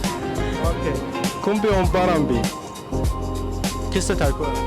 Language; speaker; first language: Finnish; non-native, learner; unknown